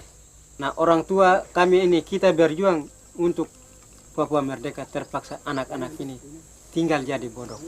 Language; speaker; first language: Indonesian; non-native, local second language; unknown